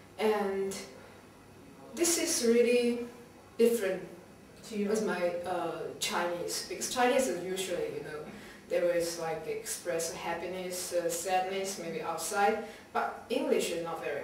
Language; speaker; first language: English; non-native, learner; Chinese